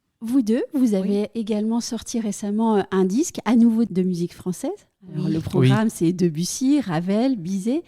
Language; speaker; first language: French; native; French